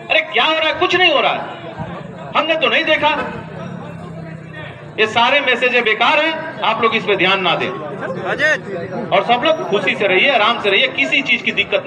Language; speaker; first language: Hindi; native; Hindi